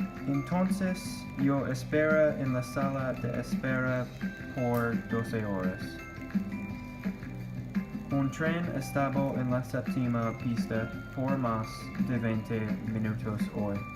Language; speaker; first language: Spanish; non-native, learner; English